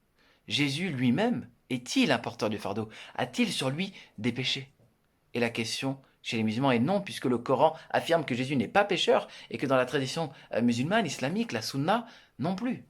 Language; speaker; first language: French; native; French